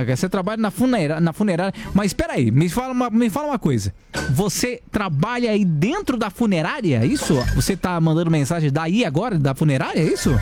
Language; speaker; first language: Portuguese; native; Portuguese